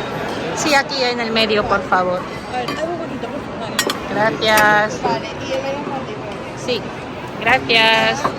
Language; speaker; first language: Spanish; non-native, learner; Filipino